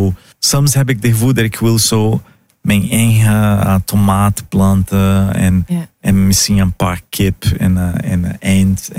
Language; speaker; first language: Dutch; non-native, fluent; Portuguese